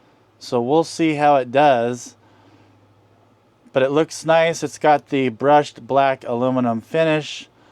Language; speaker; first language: English; native; English